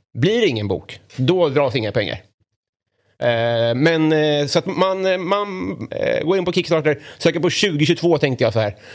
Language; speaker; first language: Swedish; native; Swedish